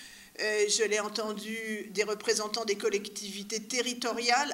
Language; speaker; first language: French; native; French